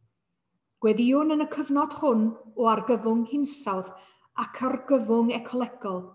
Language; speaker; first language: Welsh; native; Welsh